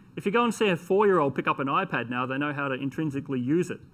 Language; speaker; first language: English; native; English